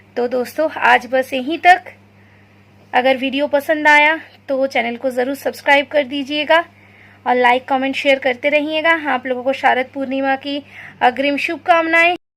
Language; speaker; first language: Hindi; non-native, local second language; Bangla